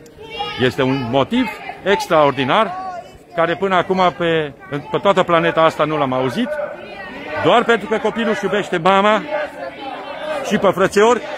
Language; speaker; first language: Romanian; native; Romanian